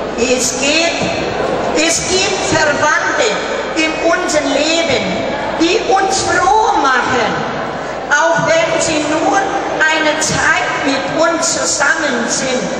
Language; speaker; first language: German; early bilingual, heritage; German